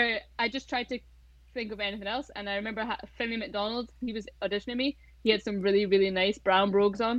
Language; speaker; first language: English; native; English